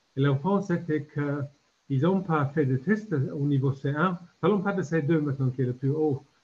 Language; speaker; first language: French; non-native, fluent; English